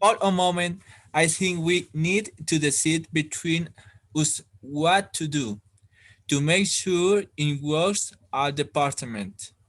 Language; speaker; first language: English; non-native, learner; Spanish